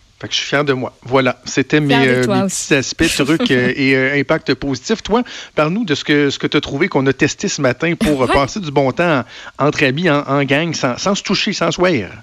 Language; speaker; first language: French; native; French